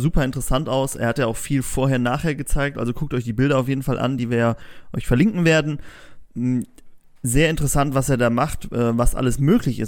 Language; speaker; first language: German; non-native, learner; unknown